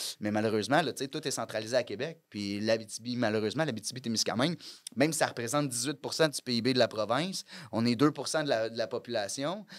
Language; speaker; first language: French; native; French